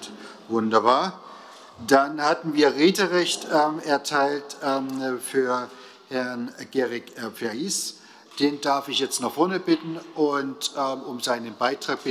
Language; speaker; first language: German; native; German